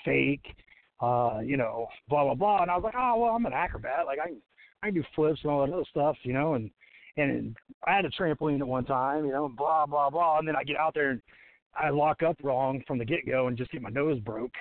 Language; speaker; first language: English; native; English